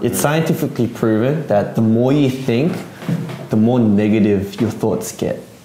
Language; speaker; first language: English; early bilingual, other home language; Korean